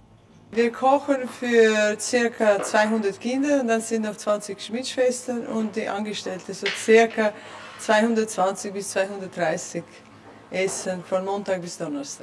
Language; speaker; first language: German; non-native, fluent; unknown